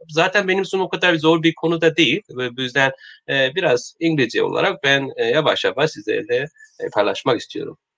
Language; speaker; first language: Turkish; non-native, learner; Korean